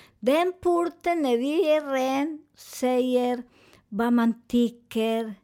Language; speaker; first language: Swedish; non-native, fluent; Spanish